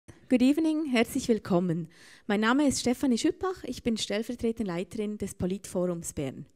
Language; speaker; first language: German; native; German